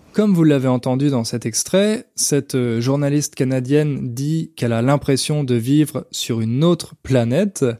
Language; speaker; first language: French; native; French